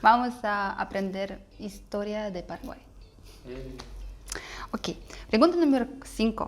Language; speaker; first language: Spanish; non-native, learner; Russian